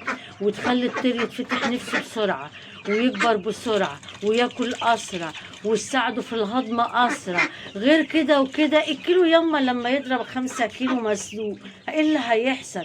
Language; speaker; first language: Arabic; native; Arabic